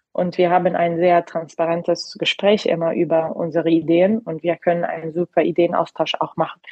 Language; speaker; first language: German; non-native, fluent; Arabic